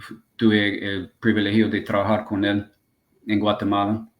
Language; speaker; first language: Spanish; non-native, fluent; English